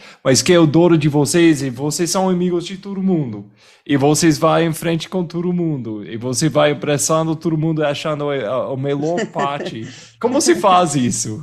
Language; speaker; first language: Portuguese; non-native, fluent; English